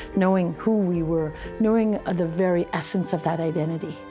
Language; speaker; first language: English; native; English